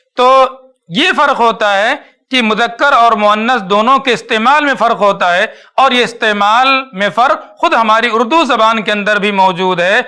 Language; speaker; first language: Urdu; native; Urdu